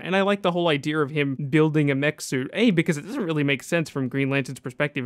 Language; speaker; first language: English; native; English